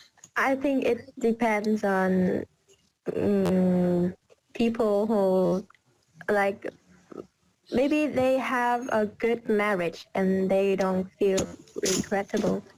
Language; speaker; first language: English; non-native, learner; Vietnamese